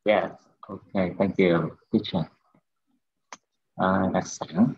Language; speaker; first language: English; non-native, learner; Vietnamese